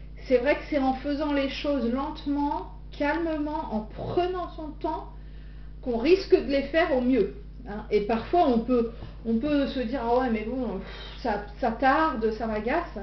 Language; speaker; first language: French; native; French